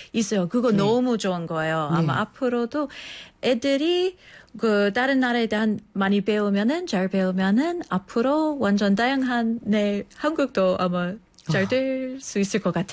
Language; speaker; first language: Korean; non-native, fluent; English